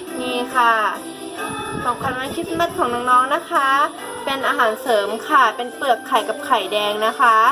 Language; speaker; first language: Thai; native; Thai